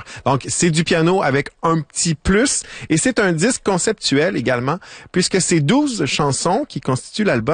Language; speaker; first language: French; native; French